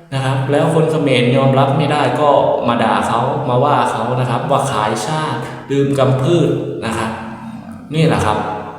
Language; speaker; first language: Thai; native; Thai